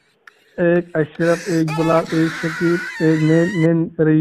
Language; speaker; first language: Hindi; non-native, local second language; Kashmiri